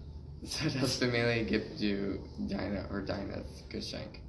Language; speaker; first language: German; non-native, learner; English